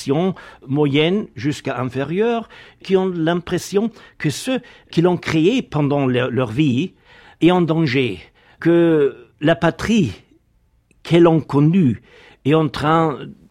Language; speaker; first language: French; non-native, fluent; German